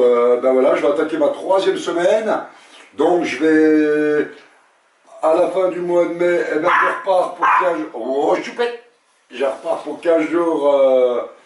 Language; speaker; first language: French; native; French